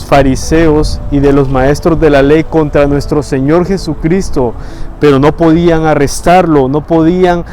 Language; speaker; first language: Spanish; native; Spanish